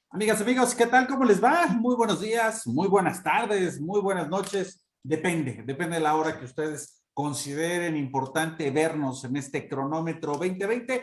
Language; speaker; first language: Spanish; native; Spanish